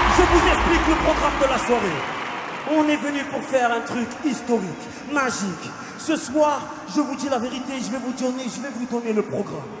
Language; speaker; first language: French; native; French